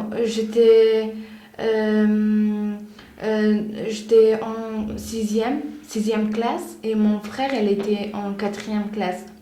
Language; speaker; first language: French; non-native, learner; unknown